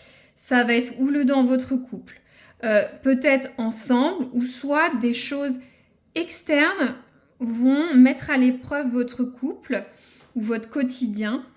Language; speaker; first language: French; native; French